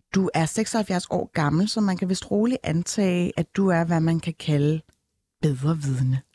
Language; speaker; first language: Danish; early bilingual, other home language; Turkish